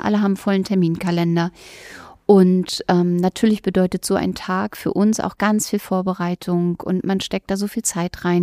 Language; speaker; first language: German; native; German